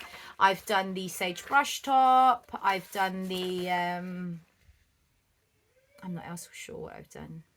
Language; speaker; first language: English; native; English